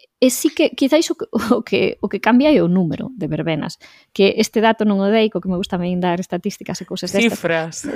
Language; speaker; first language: Galician; native; Galician